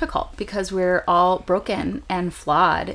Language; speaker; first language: English; native; English